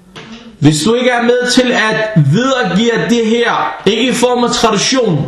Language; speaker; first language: Danish; non-native, fluent; Arabic